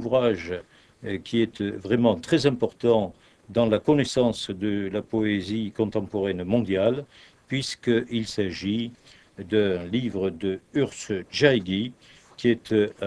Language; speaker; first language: French; native; French